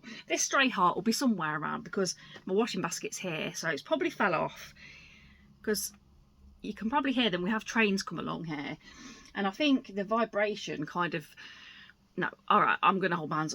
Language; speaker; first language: English; native; English